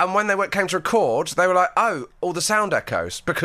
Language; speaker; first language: English; native; English